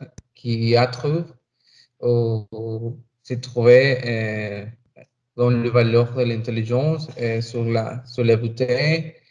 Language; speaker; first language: French; non-native, learner; Spanish